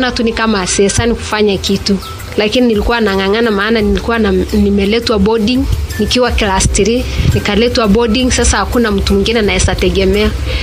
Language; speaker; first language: Swahili; non-native, local second language; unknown